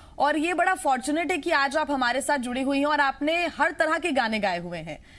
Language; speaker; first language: Hindi; native; Hindi